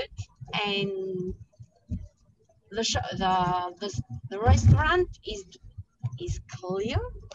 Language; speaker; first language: English; non-native, learner; Italian